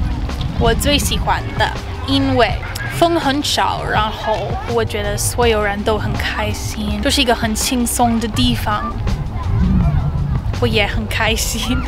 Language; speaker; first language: Chinese; non-native, learner; English